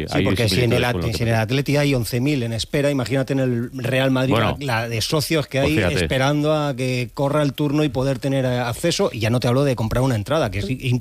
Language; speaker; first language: Spanish; native; Spanish